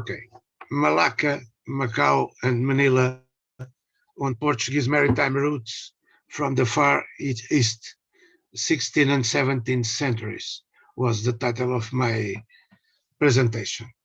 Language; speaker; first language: English; non-native, learner; Portuguese